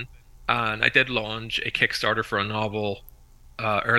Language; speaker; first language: English; native; English